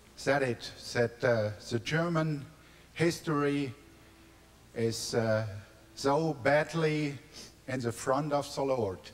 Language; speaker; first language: English; non-native, learner; German